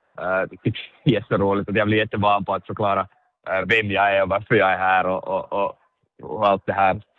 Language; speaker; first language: Swedish; native; Swedish